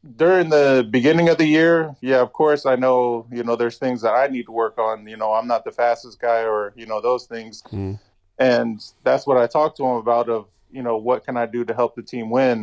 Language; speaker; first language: English; native; English